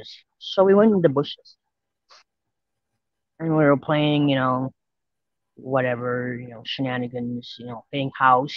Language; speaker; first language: English; native; English